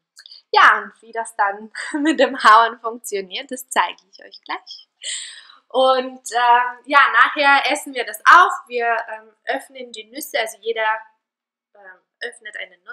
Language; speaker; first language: German; non-native, fluent; Bulgarian